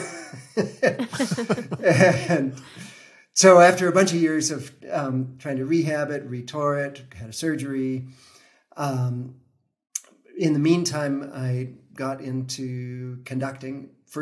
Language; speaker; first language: English; native; English